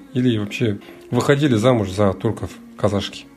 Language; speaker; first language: Russian; early bilingual, other home language; Mongolian